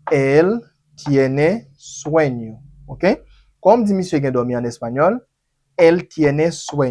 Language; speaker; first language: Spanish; non-native, fluent; Haitian Creole